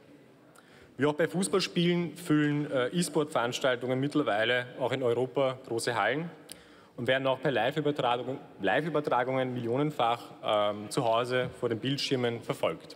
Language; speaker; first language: German; native; German